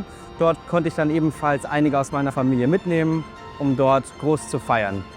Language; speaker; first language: German; native; German